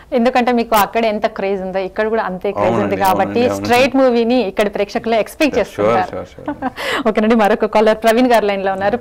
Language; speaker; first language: Telugu; native; Telugu